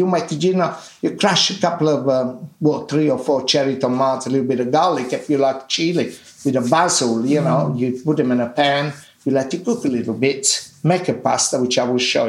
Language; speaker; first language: English; non-native, fluent; Italian